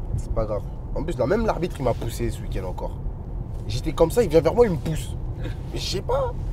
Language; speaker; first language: French; native; French